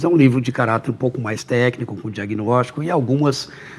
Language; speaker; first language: Portuguese; native; Portuguese